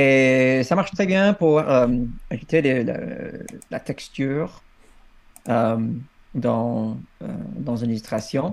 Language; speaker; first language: French; non-native, fluent; English